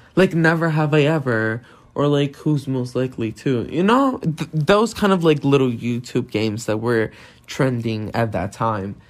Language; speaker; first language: English; non-native, fluent; Portuguese